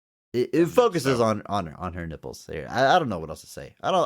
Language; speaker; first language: English; native; English